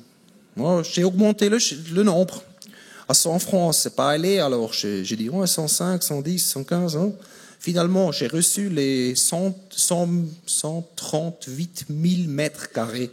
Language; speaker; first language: French; non-native, fluent; German